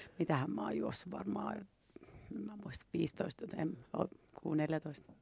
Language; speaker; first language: Finnish; native; Finnish